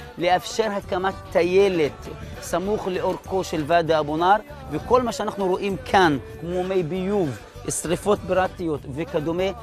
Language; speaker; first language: Hebrew; non-native, local second language; Arabic